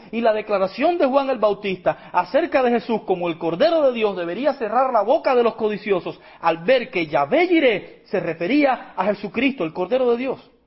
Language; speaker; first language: Spanish; native; Spanish